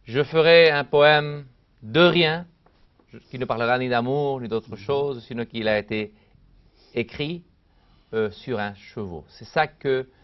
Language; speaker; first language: French; non-native, fluent; Spanish